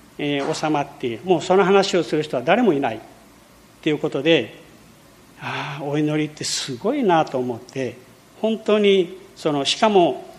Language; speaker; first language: Japanese; early bilingual, heritage; Portuguese